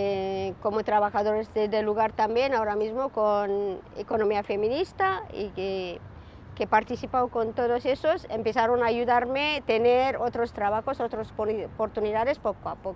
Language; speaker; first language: Spanish; non-native, learner; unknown